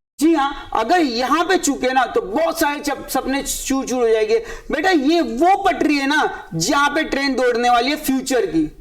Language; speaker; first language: Hindi; native; Hindi